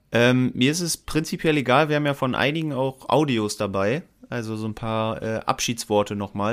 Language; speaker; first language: German; native; German